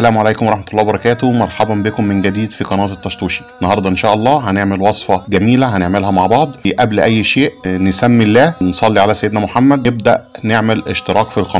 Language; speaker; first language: Arabic; native; Arabic